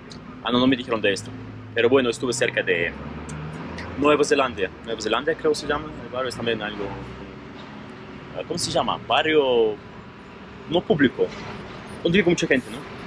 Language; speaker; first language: Spanish; non-native, learner; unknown